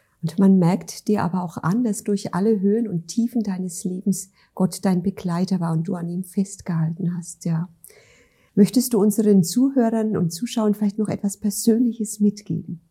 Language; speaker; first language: German; native; German